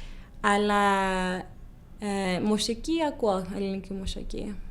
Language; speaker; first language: Greek; early bilingual, heritage; Greek